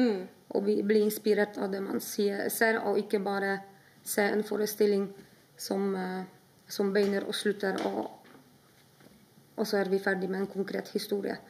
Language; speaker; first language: Norwegian; non-native, fluent; Polish